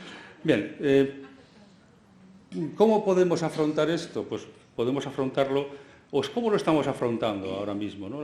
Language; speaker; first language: Spanish; native; Spanish